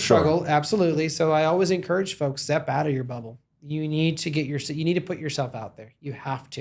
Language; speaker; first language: English; native; English